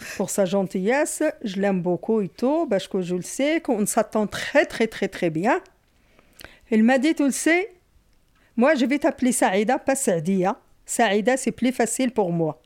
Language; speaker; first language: French; non-native, fluent; Arabic